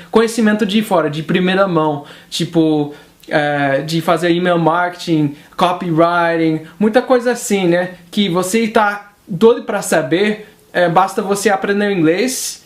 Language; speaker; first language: Portuguese; non-native, fluent; English